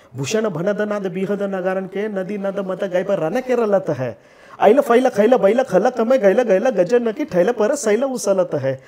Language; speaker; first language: Hindi; non-native, local second language; Marathi